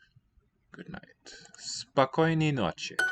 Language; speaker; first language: Russian; non-native, learner; English